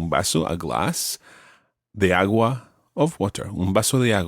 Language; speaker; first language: Spanish; non-native, fluent; English